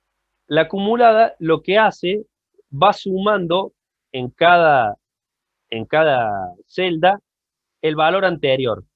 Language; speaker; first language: Spanish; native; Spanish